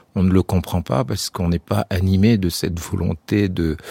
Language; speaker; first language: French; non-native, local second language; Arabic